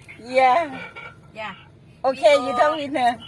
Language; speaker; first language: English; non-native, learner; Thai